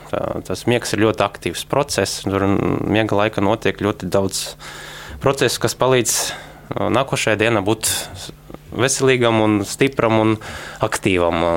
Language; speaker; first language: Latvian; non-native, local second language; Russian